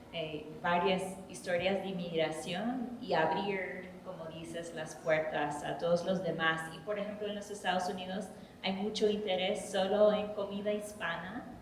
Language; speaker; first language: Spanish; early bilingual, heritage; English